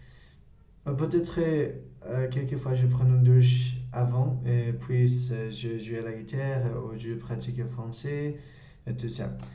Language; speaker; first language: French; non-native, learner; Spanish